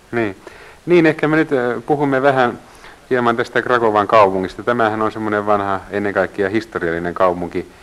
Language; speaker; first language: Finnish; native; Finnish